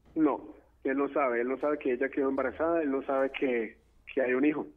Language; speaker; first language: Spanish; non-native, fluent; English